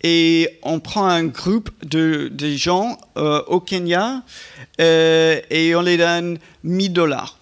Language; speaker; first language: French; non-native, fluent; English